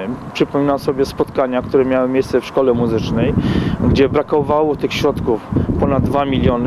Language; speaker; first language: Polish; native; Polish